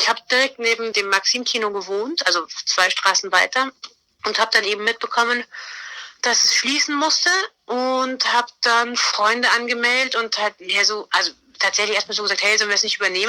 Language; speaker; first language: German; native; German